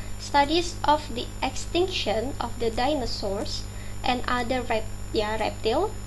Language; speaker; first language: English; non-native, fluent; Indonesian